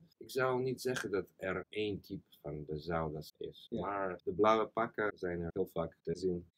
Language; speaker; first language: Dutch; non-native, fluent; Russian